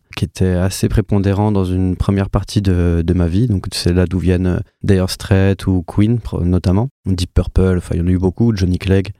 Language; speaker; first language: French; native; French